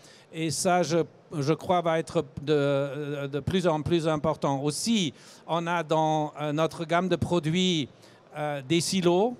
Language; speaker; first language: French; non-native, fluent; German